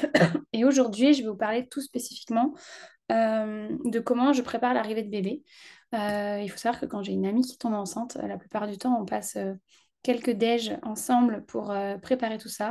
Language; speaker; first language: French; native; French